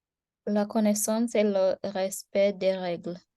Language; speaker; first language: French; non-native, learner; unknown